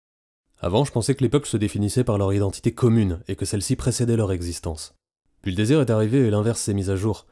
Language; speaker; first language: French; native; French